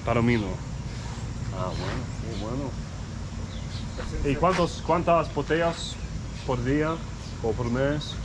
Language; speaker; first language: Spanish; non-native, learner; English